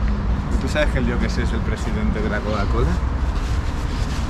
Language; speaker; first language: Spanish; native; Spanish